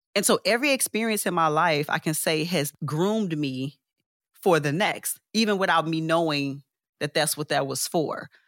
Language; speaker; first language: English; native; English